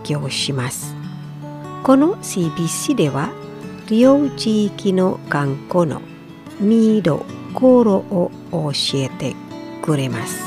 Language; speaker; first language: Japanese; non-native, fluent; Indonesian